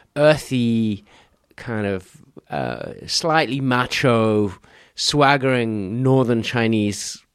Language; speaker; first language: English; native; English